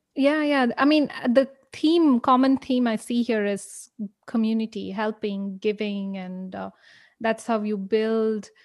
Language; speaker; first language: English; non-native, local second language; Kannada